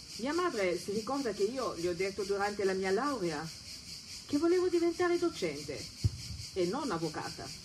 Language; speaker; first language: Italian; non-native, fluent; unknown